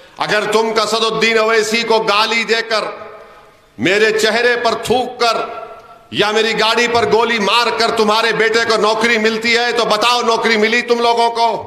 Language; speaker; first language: Urdu; native; Urdu